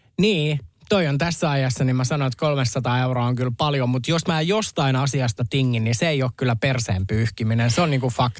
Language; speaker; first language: Finnish; native; Finnish